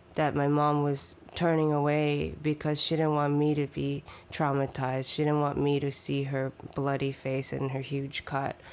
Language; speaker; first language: English; early bilingual, other home language; Chinese